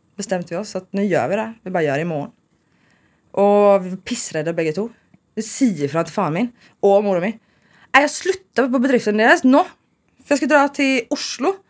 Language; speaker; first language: Swedish; native; Swedish